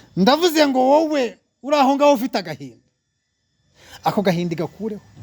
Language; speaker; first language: Kinyarwanda; early bilingual, heritage; Kinyarwanda